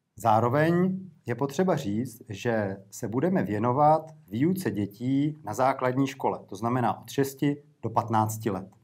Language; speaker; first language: Czech; native; Czech